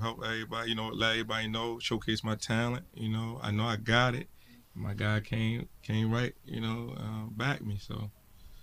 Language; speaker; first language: English; native; English